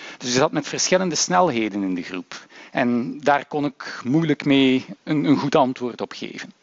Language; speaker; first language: Dutch; native; Dutch